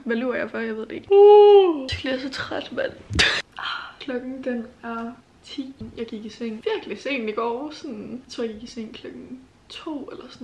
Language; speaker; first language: Danish; native; Danish